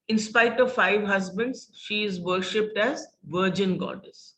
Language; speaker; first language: English; non-native, local second language; Hindi